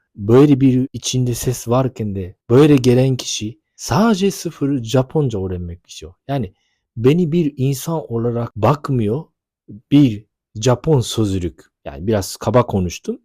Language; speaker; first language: Turkish; non-native, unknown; Japanese